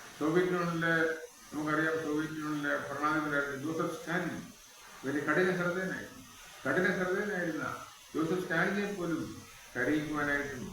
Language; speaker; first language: Malayalam; native; Malayalam